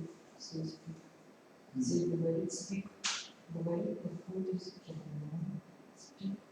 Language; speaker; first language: Russian; non-native, learner; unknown